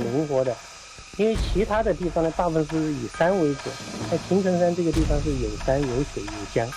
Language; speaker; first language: Chinese; native; Chinese